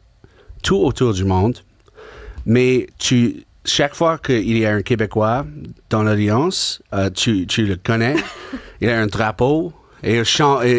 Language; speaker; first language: French; non-native, local second language; English